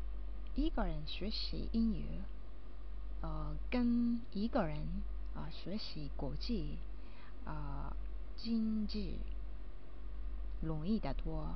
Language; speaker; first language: Chinese; non-native, learner; Japanese